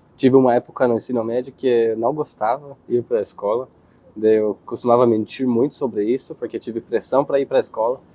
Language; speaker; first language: Portuguese; non-native, fluent; Hebrew